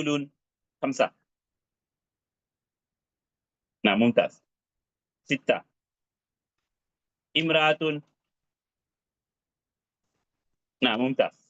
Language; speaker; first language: Arabic; non-native, fluent; Urdu